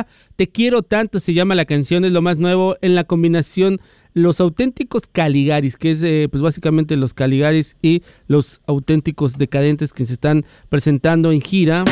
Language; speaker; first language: Spanish; native; Spanish